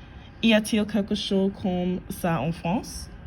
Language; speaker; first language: French; non-native, learner; English